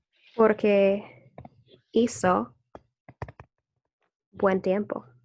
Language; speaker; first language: Spanish; non-native, fluent; English